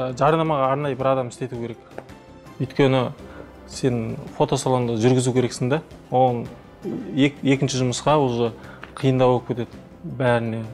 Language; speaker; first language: Kazakh; early bilingual, heritage; Kazakh